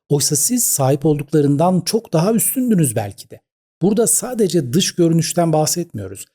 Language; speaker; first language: Turkish; native; Turkish